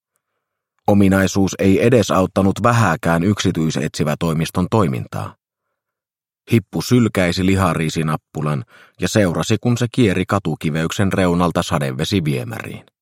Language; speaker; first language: Finnish; native; Finnish